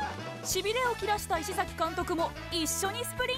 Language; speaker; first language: Japanese; native; Japanese